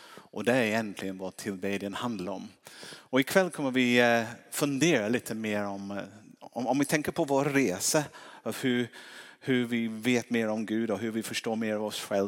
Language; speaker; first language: Swedish; non-native, fluent; English